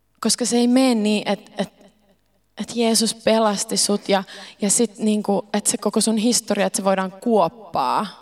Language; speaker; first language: Finnish; early bilingual, heritage; Finnish